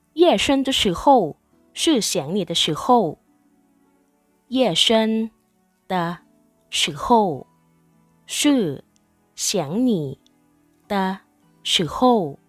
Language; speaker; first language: Chinese; non-native, fluent; Thai